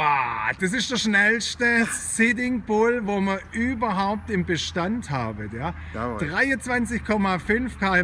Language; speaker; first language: German; native; German